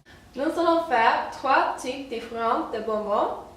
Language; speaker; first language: French; non-native, learner; Swedish